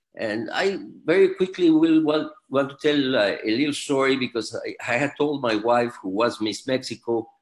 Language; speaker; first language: English; non-native, fluent; Spanish